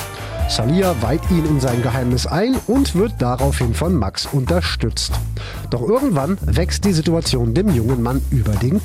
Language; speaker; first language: German; native; German